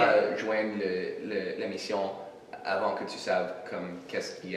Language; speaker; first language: French; non-native, local second language; English